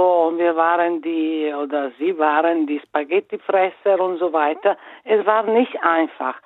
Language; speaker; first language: German; non-native, fluent; Italian